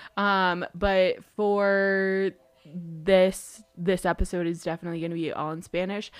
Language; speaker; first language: English; early bilingual, other home language; Spanish